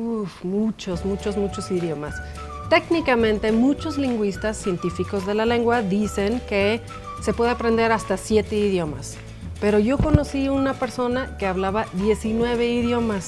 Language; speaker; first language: Spanish; non-native, fluent; English